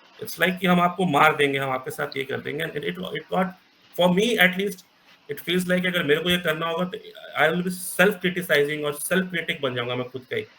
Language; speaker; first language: Hindi; native; Hindi